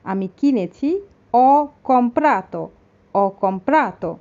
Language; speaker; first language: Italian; non-native, fluent; Bangla